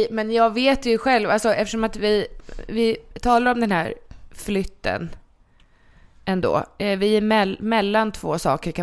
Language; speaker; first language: Swedish; native; Swedish